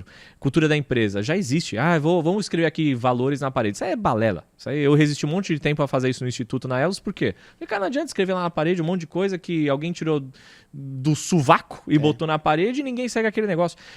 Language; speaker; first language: Portuguese; native; Portuguese